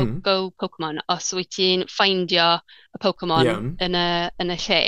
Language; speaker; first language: Welsh; non-native, learner; English